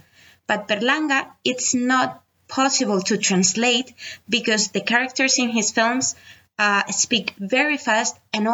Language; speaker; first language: English; non-native, fluent; Spanish